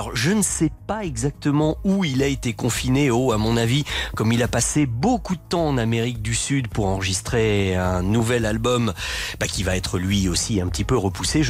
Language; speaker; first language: French; native; French